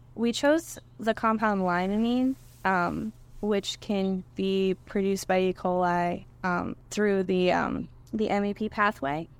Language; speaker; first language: English; native; English